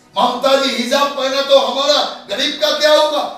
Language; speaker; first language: Hindi; non-native, local second language; Bangla